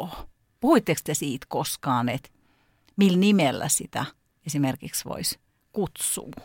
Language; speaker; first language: Finnish; native; Finnish